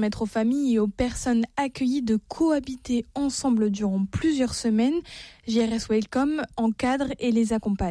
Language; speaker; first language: French; native; French